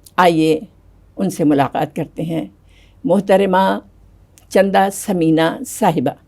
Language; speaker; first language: Urdu; native; Urdu